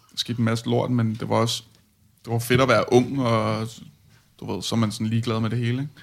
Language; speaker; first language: Danish; native; Danish